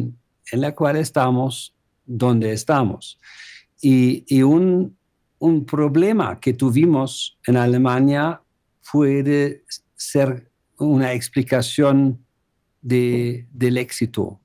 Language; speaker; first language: Spanish; non-native, fluent; German